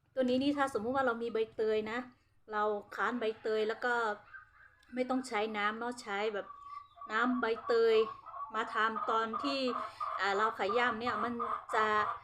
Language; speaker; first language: Thai; non-native, local second language; Hmong